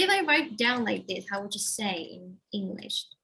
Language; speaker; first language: English; non-native, fluent; Thai